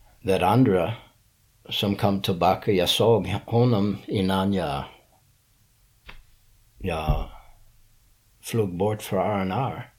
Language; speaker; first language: Swedish; early bilingual, heritage; English